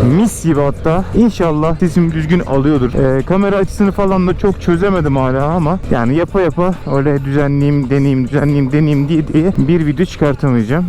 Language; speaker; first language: Turkish; native; Turkish